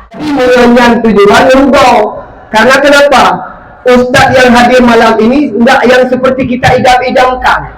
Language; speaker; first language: Malay; non-native, local second language; Achinese